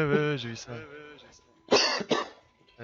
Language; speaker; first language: French; native; French